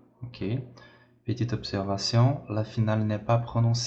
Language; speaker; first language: French; non-native, fluent; Portuguese